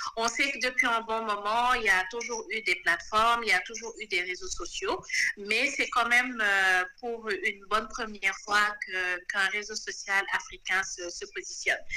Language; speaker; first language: French; non-native, local second language; Wolof